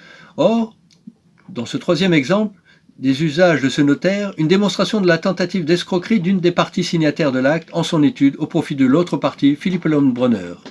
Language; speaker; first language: French; native; French